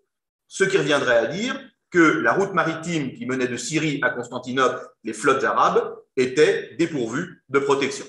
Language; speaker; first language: French; native; French